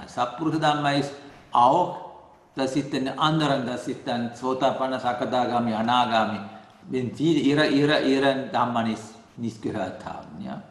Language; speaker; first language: German; non-native, learner; Sinhala